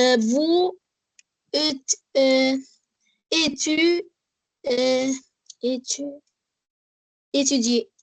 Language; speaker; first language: French; non-native, learner; Arabic